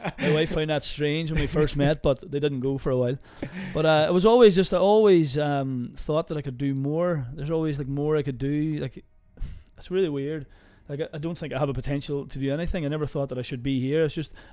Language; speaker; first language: English; native; English